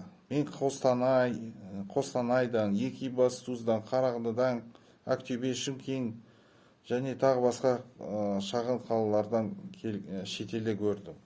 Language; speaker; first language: Kazakh; non-native, local second language; Russian